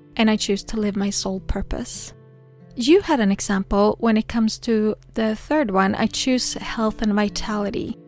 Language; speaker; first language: English; non-native, fluent; Swedish